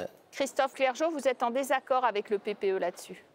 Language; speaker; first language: French; native; French